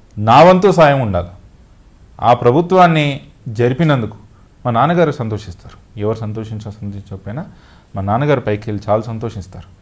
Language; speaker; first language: Telugu; native; Telugu